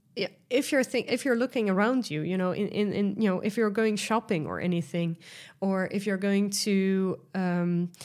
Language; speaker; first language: English; non-native, fluent; Dutch